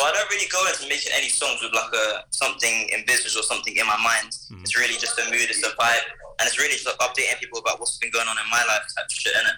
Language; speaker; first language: English; native; English